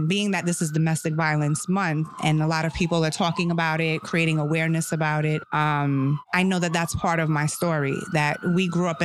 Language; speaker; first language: English; early bilingual, other home language; German